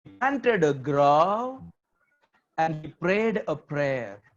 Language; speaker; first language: English; non-native, local second language; Marathi